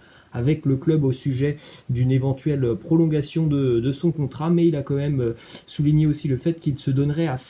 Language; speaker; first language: French; native; French